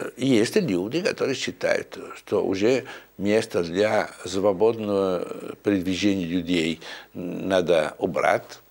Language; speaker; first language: Russian; non-native, fluent; Italian